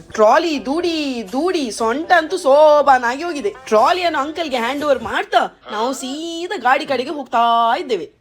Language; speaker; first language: Kannada; non-native, local second language; Tulu